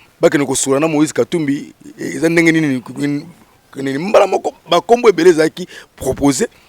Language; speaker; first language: Lingala; native; Lingala